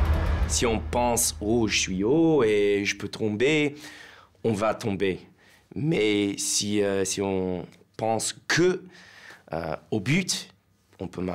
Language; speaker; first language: French; non-native, learner; English